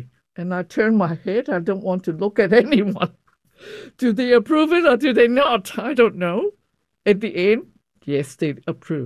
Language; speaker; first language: English; non-native, fluent; Cantonese